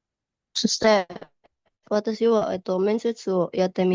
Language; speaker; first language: Japanese; non-native, learner; Indonesian